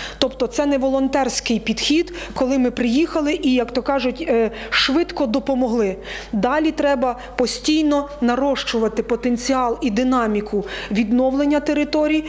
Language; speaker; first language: Ukrainian; native; Ukrainian